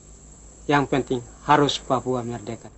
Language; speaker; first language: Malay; non-native, local second language; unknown